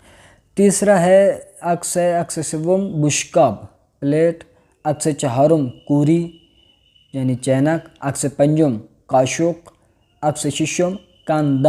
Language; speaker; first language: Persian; non-native, fluent; Urdu